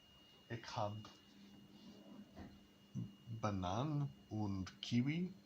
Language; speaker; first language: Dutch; non-native, learner; English